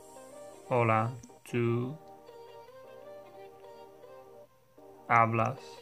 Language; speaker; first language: Spanish; non-native, learner; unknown